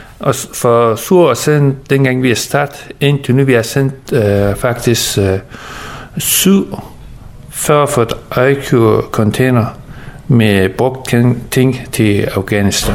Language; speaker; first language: Danish; early bilingual, other home language; Persian